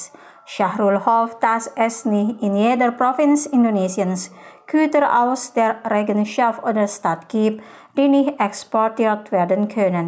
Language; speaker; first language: German; non-native, fluent; Indonesian